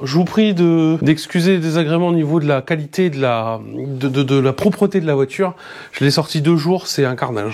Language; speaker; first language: French; native; French